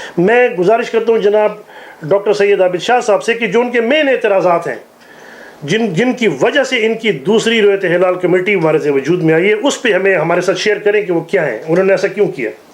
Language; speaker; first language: Urdu; native; Urdu